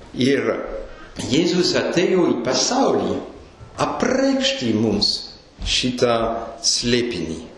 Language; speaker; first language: Lithuanian; non-native, fluent; French